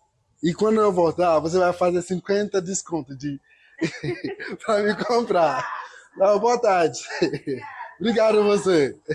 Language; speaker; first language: Portuguese; non-native, learner; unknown